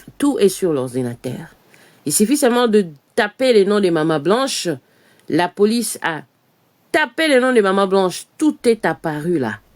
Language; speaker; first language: French; non-native, local second language; Lingala